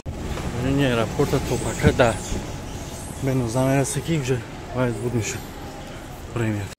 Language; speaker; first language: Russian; non-native, local second language; Tajik